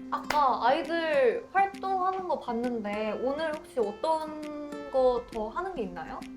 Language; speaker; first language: Korean; native; Korean